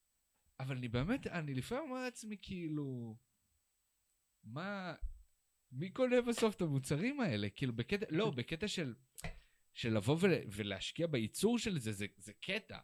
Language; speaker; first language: Hebrew; native; Hebrew